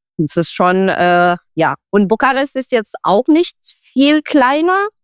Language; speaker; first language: German; non-native, fluent; Romanian